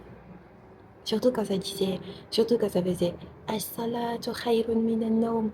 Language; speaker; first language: French; non-native, local second language; Arabic